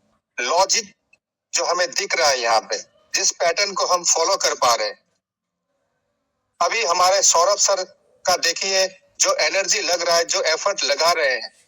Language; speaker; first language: Hindi; native; Hindi